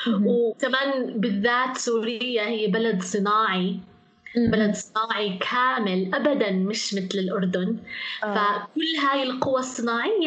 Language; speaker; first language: Arabic; native; Arabic